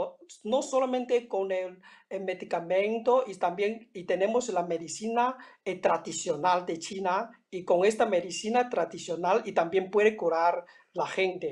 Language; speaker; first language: Spanish; non-native, fluent; Chinese